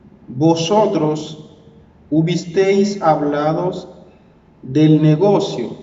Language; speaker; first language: Spanish; non-native, learner; Haitian Creole